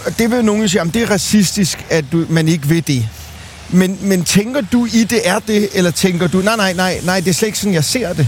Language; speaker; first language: Danish; native; Danish